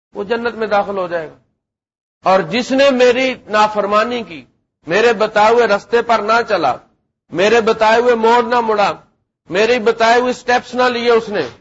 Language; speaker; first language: Urdu; non-native, local second language; Punjabi